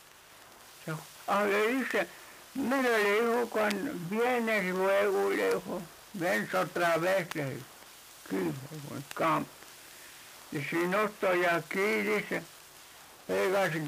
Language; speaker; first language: Spanish; non-native, local second language; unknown